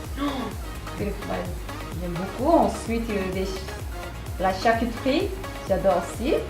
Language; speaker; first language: French; non-native, learner; Korean